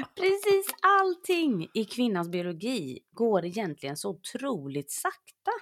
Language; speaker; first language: Swedish; native; Swedish